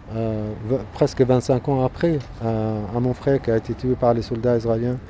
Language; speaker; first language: French; non-native, fluent; Arabic